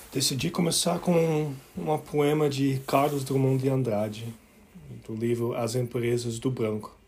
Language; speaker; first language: Portuguese; early bilingual, other home language; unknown